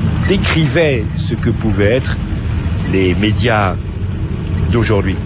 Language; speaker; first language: French; native; French